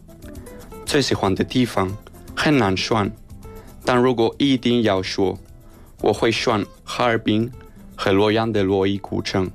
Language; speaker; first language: Chinese; non-native, learner; Spanish